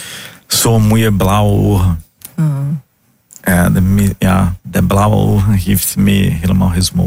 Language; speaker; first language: Dutch; non-native, learner; Portuguese